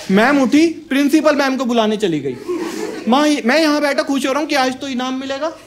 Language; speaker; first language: Hindi; native; Hindi